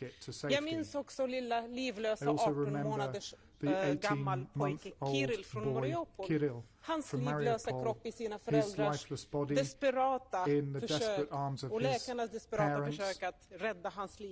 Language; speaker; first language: Swedish; early bilingual, other home language; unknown